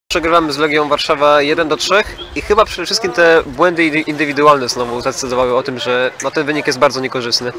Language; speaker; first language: Polish; native; Polish